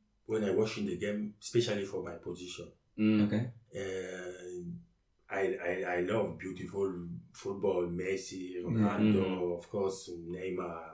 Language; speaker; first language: English; non-native, learner; French